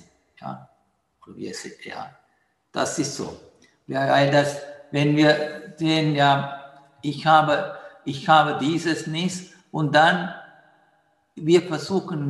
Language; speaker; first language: German; non-native, fluent; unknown